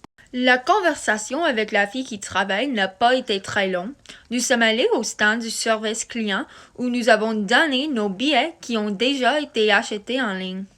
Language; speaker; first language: French; non-native, local second language; English